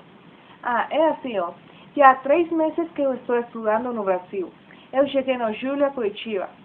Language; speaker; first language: Portuguese; non-native, learner; Spanish